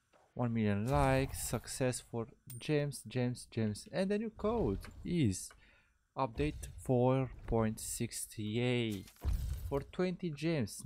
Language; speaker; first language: English; non-native, fluent; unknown